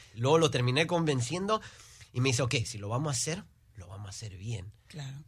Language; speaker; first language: Spanish; early bilingual, heritage; Spanish